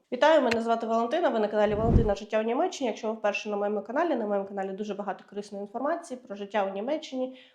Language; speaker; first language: Ukrainian; native; Ukrainian